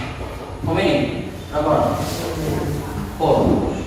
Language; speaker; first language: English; non-native, learner; Indonesian